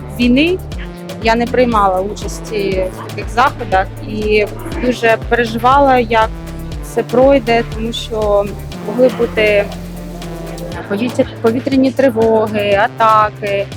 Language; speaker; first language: Ukrainian; native; Ukrainian